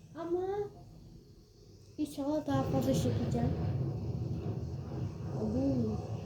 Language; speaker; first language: Turkish; early bilingual, heritage; Turkish